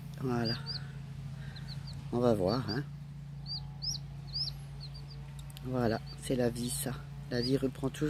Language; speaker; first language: French; native; French